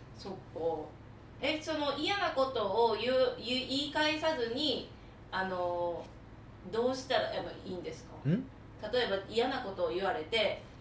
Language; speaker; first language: Japanese; native; Japanese